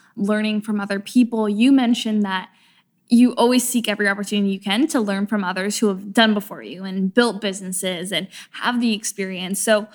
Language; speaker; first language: English; native; English